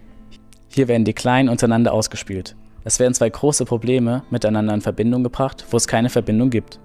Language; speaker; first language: German; native; German